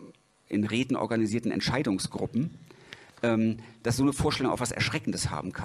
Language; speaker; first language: German; native; German